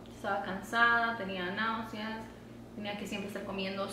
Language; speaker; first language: Spanish; early bilingual, heritage; Spanish